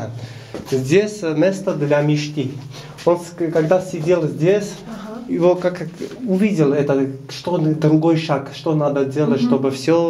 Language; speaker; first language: Russian; non-native, local second language; Armenian